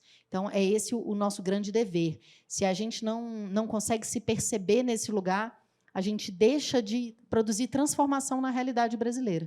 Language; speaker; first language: Portuguese; native; Portuguese